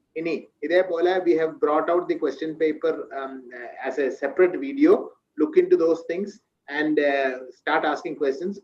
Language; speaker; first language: English; non-native, local second language; Malayalam